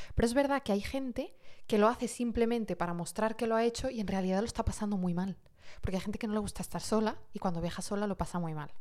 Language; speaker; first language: Spanish; early bilingual, heritage; Arabic